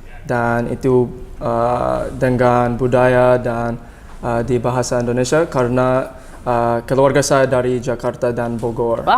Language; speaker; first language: Indonesian; non-native, learner; English